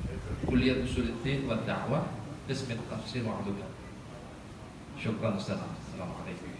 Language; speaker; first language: Arabic; non-native, fluent; Indonesian